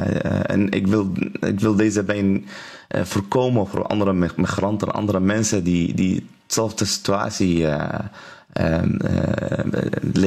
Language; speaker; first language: Dutch; non-native, learner; Arabic